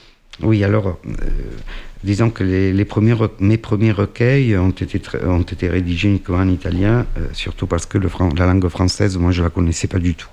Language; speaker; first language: French; non-native, fluent; Italian